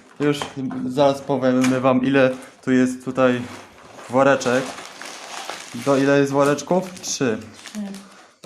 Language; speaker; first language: Polish; native; Polish